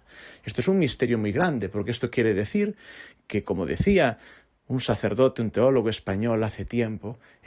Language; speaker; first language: Spanish; native; Spanish